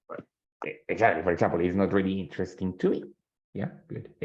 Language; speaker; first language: English; non-native, fluent; Spanish